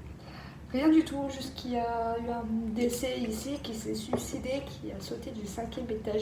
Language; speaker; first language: French; native; French